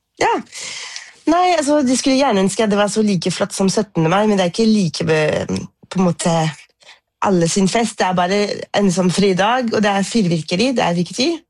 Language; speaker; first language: Norwegian; non-native, fluent; French